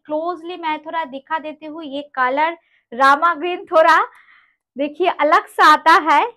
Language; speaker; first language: Hindi; non-native, local second language; Bangla